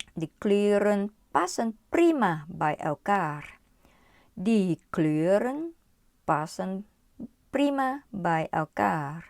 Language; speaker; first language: Dutch; non-native, learner; Thai